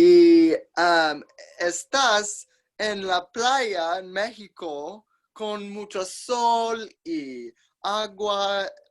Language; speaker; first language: Spanish; non-native, learner; English